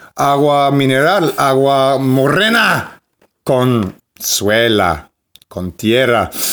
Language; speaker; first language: Spanish; non-native, learner; English